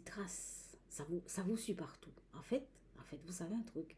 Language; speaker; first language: French; native; French